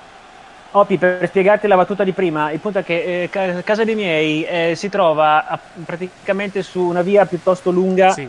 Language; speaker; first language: Italian; native; Italian